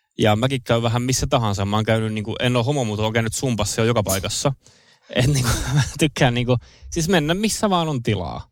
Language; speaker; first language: Finnish; early bilingual, other home language; Estonian